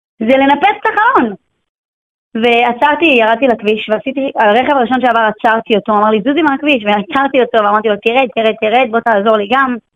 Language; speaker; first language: Hebrew; native; Hebrew